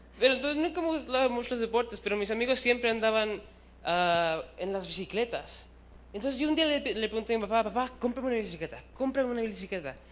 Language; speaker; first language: Spanish; early bilingual, heritage; Spanish